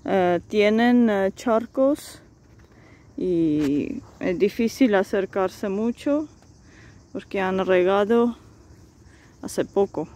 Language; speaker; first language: Spanish; non-native, fluent; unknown